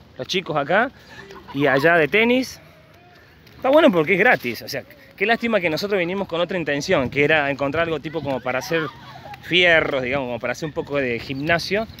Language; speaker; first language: Spanish; native; Spanish